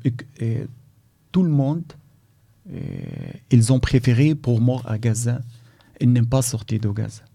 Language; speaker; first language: French; non-native, learner; Arabic